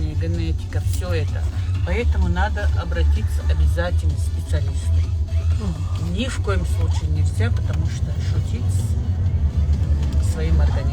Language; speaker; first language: Russian; non-native, local second language; Chechen